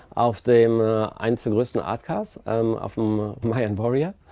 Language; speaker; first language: German; native; German